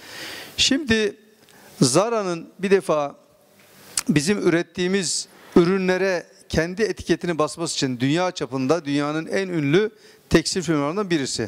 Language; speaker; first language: Turkish; native; Turkish